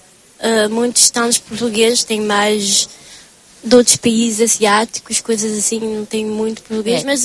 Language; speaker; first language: Portuguese; early bilingual, other home language; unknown